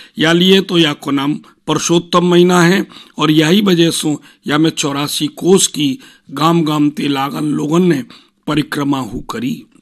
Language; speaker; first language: Hindi; native; Hindi